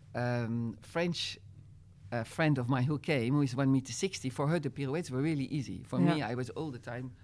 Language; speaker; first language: English; non-native, fluent; Dutch